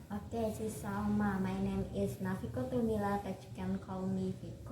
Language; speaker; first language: English; non-native, learner; Indonesian